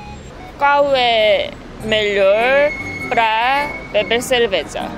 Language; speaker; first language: Portuguese; non-native, learner; Korean